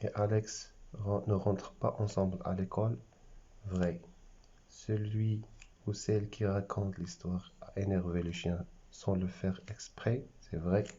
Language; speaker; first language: French; non-native, local second language; Arabic